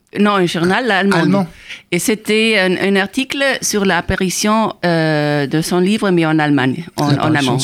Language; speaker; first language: French; non-native, fluent; German